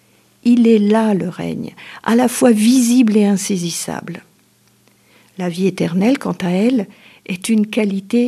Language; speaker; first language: French; native; French